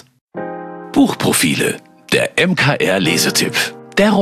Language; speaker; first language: German; native; German